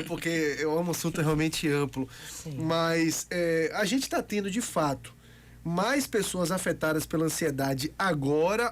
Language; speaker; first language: Portuguese; native; Portuguese